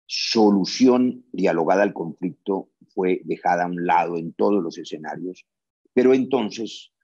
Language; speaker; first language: Spanish; native; Spanish